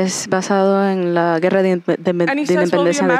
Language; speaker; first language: Spanish; non-native, fluent; English